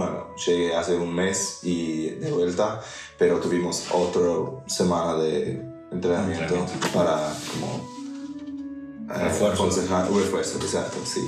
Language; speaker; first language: Spanish; non-native, fluent; English